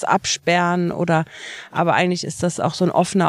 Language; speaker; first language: German; native; German